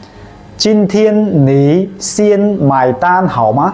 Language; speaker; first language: Chinese; non-native, fluent; Khmer